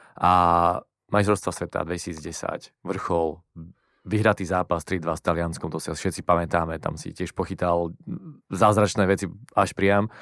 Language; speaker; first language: Slovak; native; Slovak